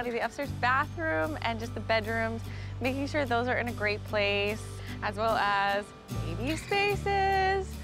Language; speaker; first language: English; native; English